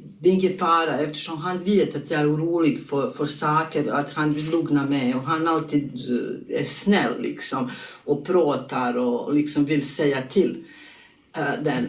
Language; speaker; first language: Swedish; non-native, learner; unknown